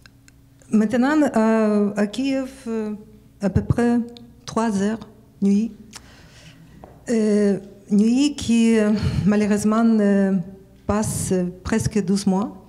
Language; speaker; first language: French; non-native, learner; Ukrainian